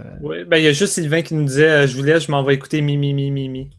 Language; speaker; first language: French; native; French